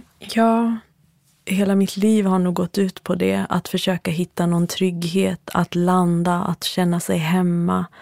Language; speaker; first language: Swedish; early bilingual, other home language; Central Kurdish